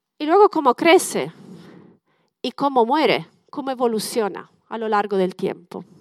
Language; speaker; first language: Spanish; non-native, fluent; Italian